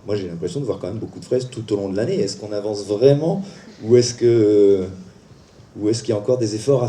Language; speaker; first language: French; native; French